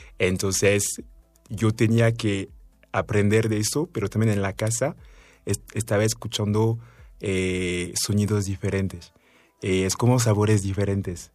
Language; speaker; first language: Spanish; non-native, fluent; French